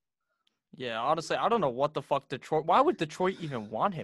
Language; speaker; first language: English; native; English